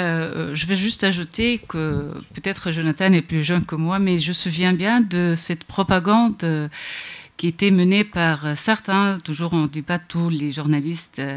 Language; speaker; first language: French; non-native, local second language; Arabic